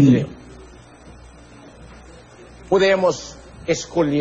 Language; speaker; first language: Spanish; non-native, learner; Filipino